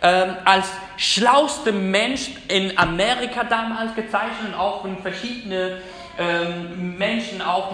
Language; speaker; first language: German; non-native, fluent; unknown